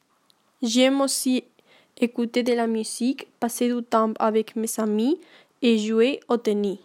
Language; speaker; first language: French; non-native, learner; Spanish